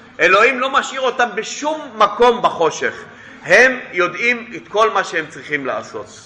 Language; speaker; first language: Hebrew; non-native, fluent; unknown